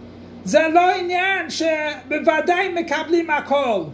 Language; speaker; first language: Hebrew; non-native, fluent; English